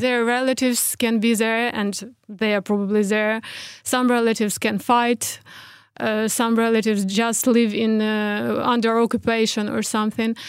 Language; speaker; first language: English; non-native, fluent; Ukrainian